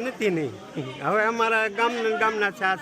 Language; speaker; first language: Gujarati; native; Gujarati